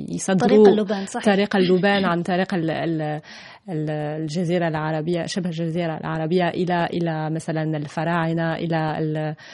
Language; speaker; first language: Arabic; non-native, fluent; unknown